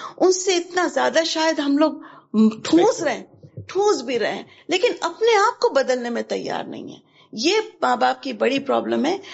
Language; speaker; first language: Urdu; native; Urdu